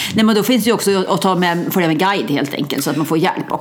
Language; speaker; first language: Swedish; native; Swedish